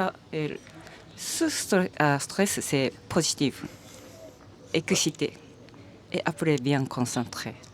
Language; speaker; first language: French; non-native, learner; Japanese